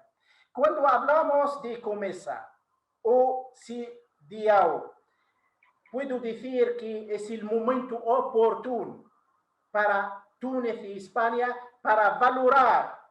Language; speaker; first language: Spanish; non-native, fluent; Arabic